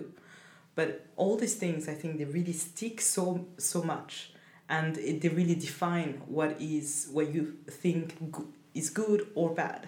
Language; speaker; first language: English; non-native, fluent; Rundi